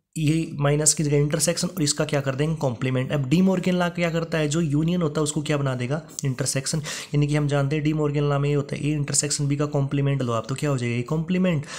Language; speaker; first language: Hindi; native; Hindi